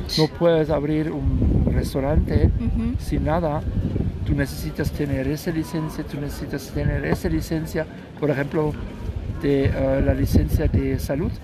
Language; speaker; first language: Spanish; non-native, learner; German